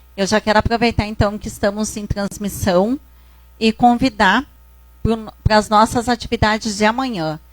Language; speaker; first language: Portuguese; native; Portuguese